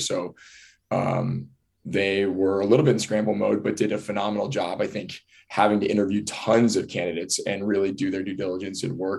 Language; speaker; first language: English; native; English